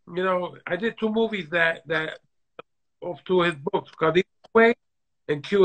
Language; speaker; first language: English; native; English